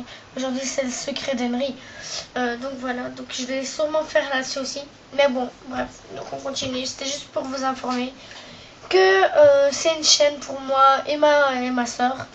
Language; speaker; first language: French; native; French